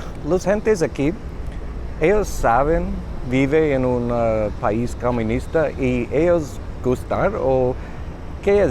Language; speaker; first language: Spanish; non-native, learner; English